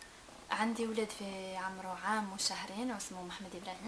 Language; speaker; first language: Arabic; early bilingual, heritage; Italian